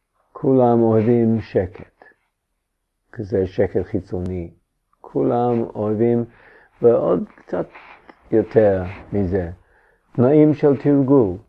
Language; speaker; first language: Hebrew; non-native, fluent; English